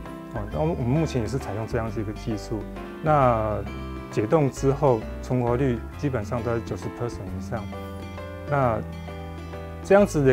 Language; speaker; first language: Chinese; native; Chinese